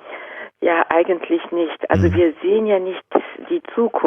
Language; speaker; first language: German; non-native, fluent; Japanese